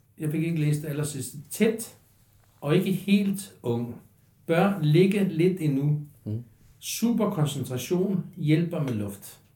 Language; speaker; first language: Danish; native; Danish